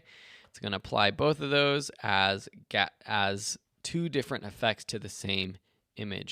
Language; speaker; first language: English; native; English